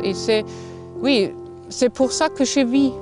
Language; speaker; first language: French; non-native, fluent; German